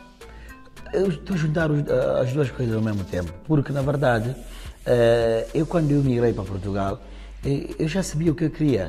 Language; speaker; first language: Portuguese; non-native, local second language; Upper Guinea Crioulo